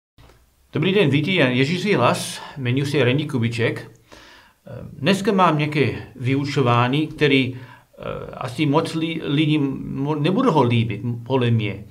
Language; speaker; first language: Czech; non-native, learner; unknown